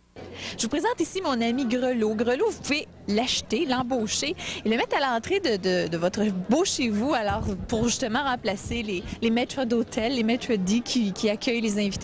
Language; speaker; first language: French; native; French